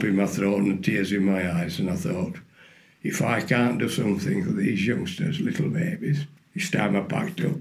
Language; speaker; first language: English; native; English